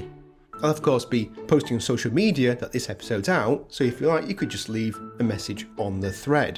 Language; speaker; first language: English; native; English